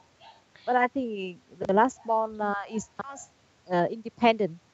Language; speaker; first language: English; non-native, learner; Vietnamese